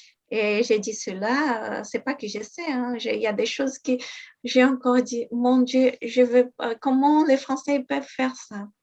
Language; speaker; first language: French; non-native, fluent; Portuguese